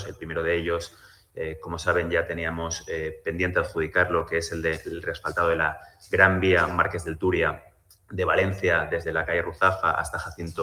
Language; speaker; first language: Spanish; native; Spanish